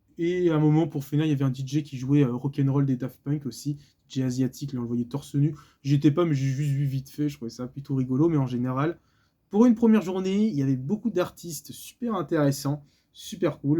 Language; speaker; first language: French; native; French